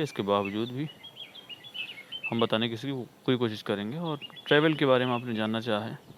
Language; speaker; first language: Hindi; native; Hindi